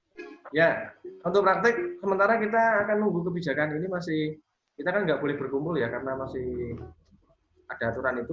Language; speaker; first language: Indonesian; native; Indonesian